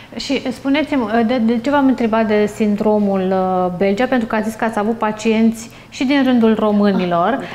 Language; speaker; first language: Romanian; native; Romanian